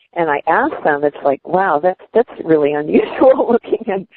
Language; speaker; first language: English; native; English